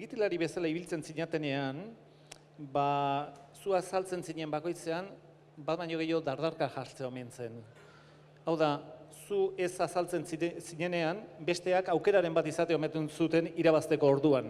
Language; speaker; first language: Basque; native; Basque